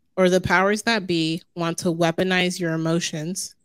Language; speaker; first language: English; native; English